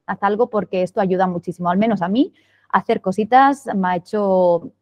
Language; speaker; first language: Spanish; non-native, local second language; Catalan